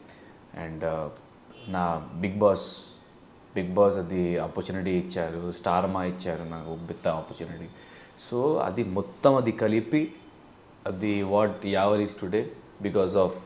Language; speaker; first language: Telugu; non-native, learner; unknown